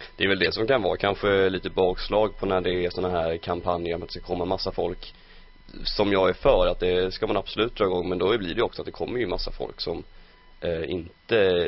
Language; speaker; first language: Swedish; native; Swedish